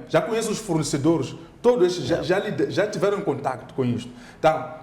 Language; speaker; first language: Portuguese; native; Portuguese